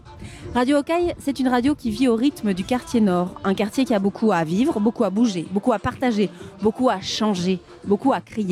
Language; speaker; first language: French; native; French